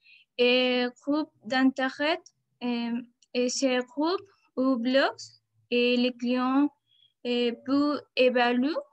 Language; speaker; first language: French; non-native, learner; Spanish